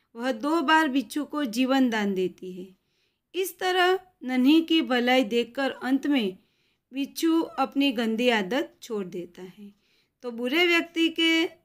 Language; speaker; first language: Hindi; non-native, local second language; Gujarati